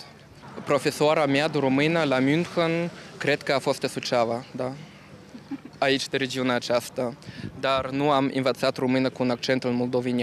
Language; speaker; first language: Romanian; non-native, learner; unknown